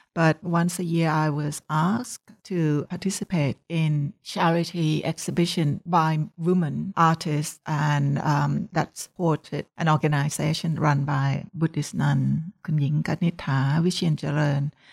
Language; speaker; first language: English; non-native, fluent; Thai